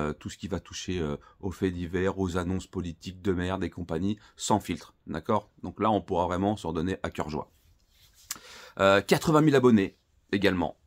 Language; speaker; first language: French; native; French